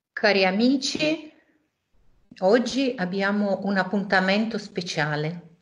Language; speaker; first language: Italian; non-native, fluent; Russian